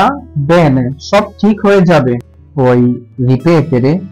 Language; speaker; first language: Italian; non-native, fluent; Bangla